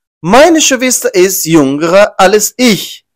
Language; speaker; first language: German; non-native, learner; Persian